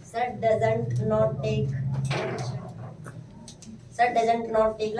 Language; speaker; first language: English; non-native, learner; Hindi